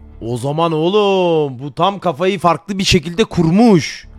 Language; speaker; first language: Turkish; native; Turkish